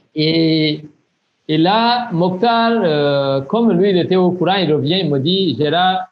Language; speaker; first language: French; non-native, local second language; Rundi